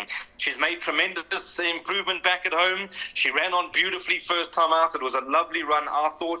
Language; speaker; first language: English; native; English